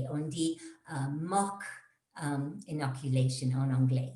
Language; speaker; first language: French; non-native, fluent; English